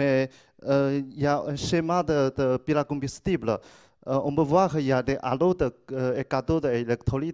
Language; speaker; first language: French; non-native, learner; Chinese